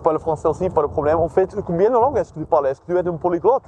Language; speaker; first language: French; non-native, learner; Dutch